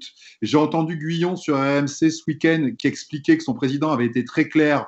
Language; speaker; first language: French; native; French